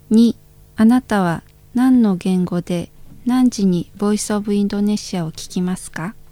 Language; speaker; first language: Japanese; non-native, fluent; Indonesian